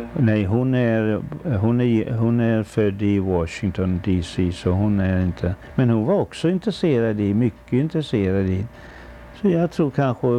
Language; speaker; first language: Swedish; early bilingual, heritage; Swedish